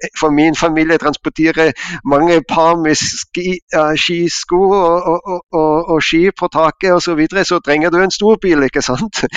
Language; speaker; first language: Norwegian; non-native, fluent; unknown